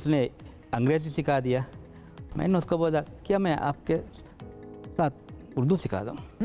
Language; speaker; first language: Hindi; non-native, learner; Divehi